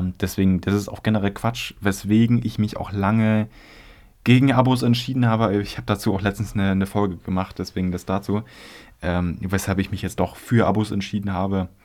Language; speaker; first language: German; native; German